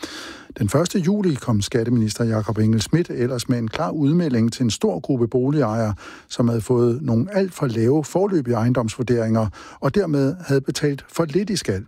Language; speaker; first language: Danish; native; Danish